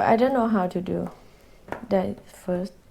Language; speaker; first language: English; non-native, learner; Thai